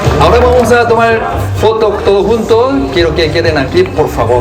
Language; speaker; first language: Spanish; non-native, fluent; Korean